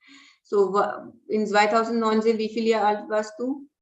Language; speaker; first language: German; non-native, fluent; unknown